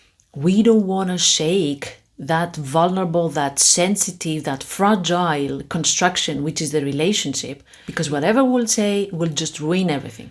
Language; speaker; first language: English; non-native, fluent; Greek